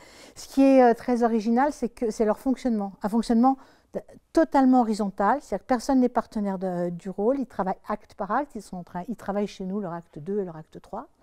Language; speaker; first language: French; native; French